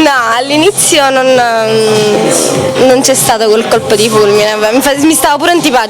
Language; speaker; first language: Italian; native; Italian